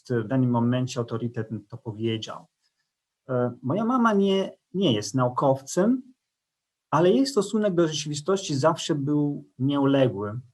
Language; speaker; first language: Polish; non-native, fluent; Italian